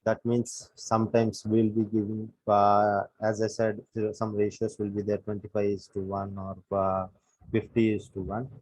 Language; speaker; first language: English; non-native, local second language; Telugu